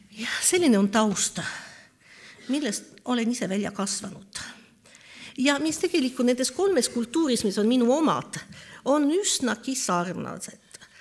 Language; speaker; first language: Estonian; non-native, fluent; French